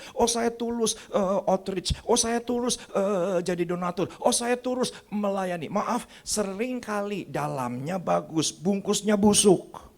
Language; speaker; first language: Indonesian; native; Indonesian